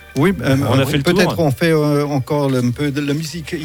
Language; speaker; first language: French; non-native, fluent; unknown